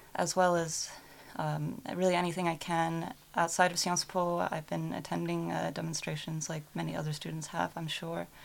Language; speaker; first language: English; early bilingual, other home language; Ukrainian